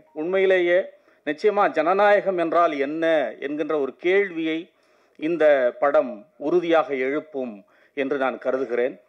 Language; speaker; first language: Tamil; native; Tamil